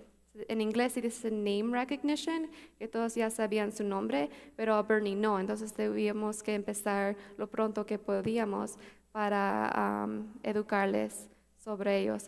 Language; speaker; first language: Spanish; early bilingual, heritage; Spanish